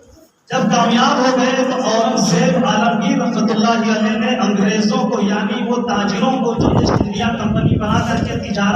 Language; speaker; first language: Urdu; native; Urdu